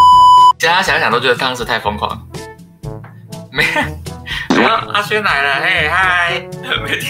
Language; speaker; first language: Chinese; native; Chinese